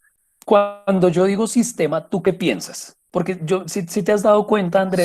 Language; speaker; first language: Spanish; native; Spanish